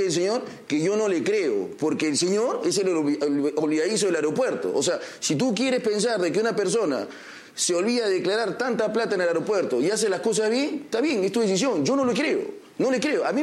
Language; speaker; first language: Spanish; native; Spanish